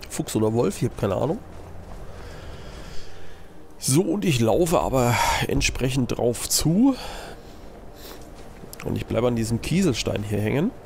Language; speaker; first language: German; native; German